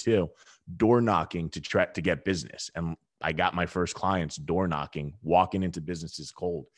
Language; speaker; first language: English; native; English